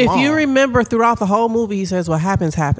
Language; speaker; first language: English; native; English